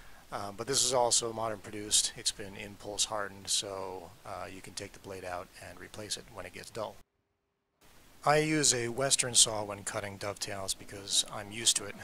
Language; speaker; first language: English; native; English